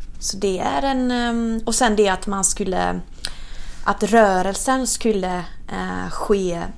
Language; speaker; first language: Swedish; non-native, fluent; Italian